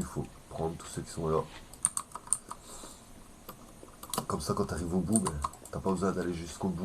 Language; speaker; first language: French; native; French